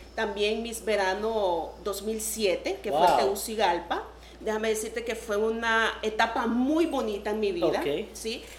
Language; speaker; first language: Spanish; native; Spanish